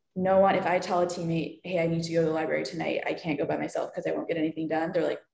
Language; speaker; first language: English; native; English